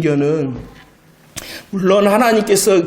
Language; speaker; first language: Korean; native; Korean